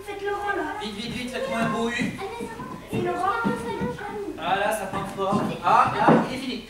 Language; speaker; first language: French; native; French